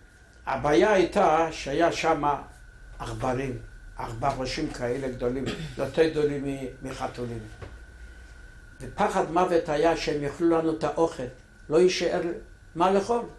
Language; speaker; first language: Hebrew; non-native, fluent; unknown